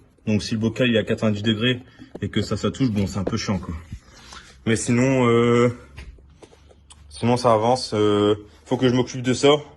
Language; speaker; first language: French; native; French